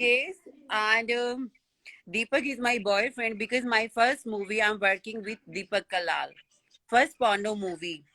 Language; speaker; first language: English; non-native, learner; Hindi